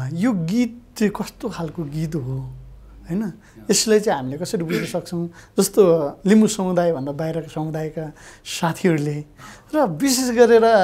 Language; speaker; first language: Nepali; native; Nepali